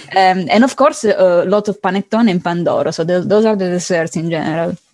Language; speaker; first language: English; non-native, fluent; Italian